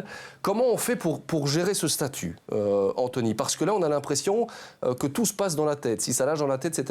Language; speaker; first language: French; native; French